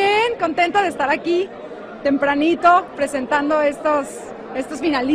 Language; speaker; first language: Spanish; native; Spanish